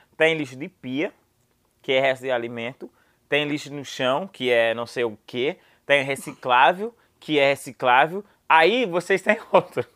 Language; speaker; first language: Portuguese; non-native, fluent; English